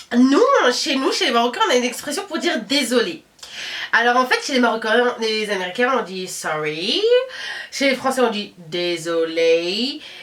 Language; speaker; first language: French; early bilingual, other home language; Arabic